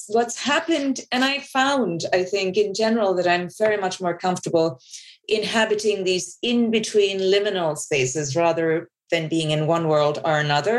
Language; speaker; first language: English; non-native, local second language; Bangla